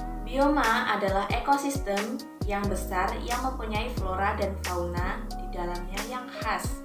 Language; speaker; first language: Indonesian; native; Indonesian